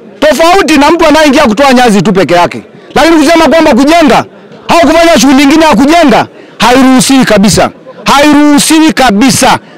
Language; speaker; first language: Swahili; non-native, local second language; Masai